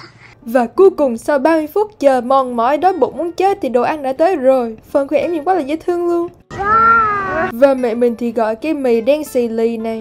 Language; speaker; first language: Vietnamese; early bilingual, heritage; Vietnamese